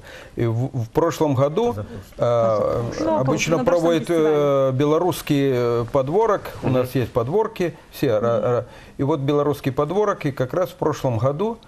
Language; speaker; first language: Russian; native; Russian